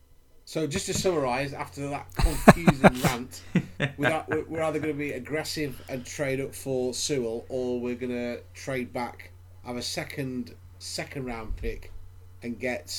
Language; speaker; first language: English; native; English